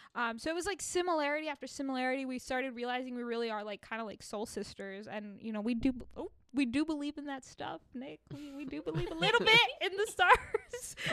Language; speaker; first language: English; early bilingual, other home language; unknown